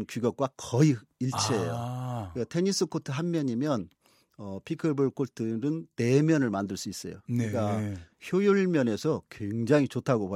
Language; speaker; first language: Korean; native; Korean